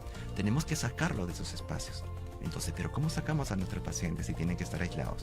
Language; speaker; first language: Spanish; native; Spanish